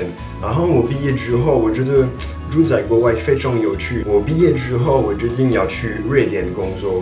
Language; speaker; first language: Chinese; non-native, fluent; French